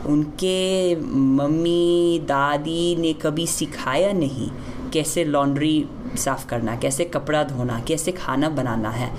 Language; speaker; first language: Hindi; non-native, fluent; English